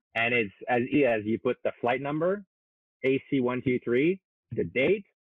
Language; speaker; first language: English; non-native, fluent; French